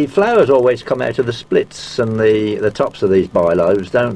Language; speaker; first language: English; native; English